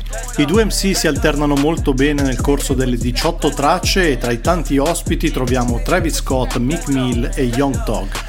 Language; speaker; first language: Italian; native; Italian